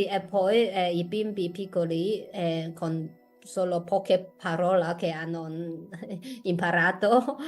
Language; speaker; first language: Italian; non-native, fluent; Chinese